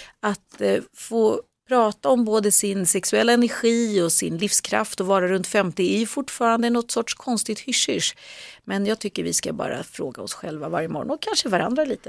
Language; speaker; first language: Swedish; native; Swedish